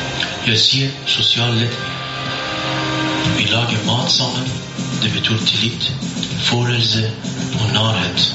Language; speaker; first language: Norwegian; non-native, learner; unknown